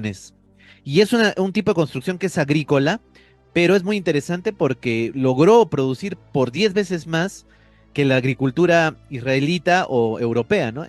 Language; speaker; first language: Spanish; native; Spanish